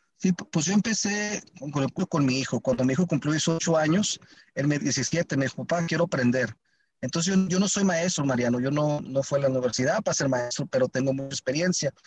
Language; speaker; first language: Spanish; early bilingual, heritage; Spanish